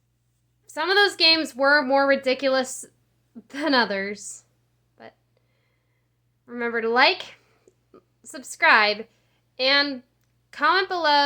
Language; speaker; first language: English; native; English